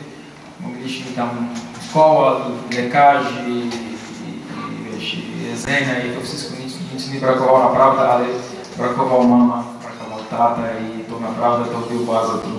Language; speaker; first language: Polish; non-native, learner; Portuguese